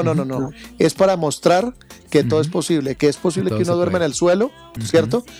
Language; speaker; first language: Spanish; native; Spanish